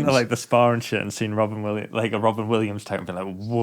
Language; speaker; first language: English; native; English